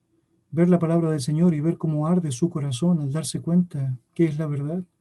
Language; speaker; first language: Spanish; native; Spanish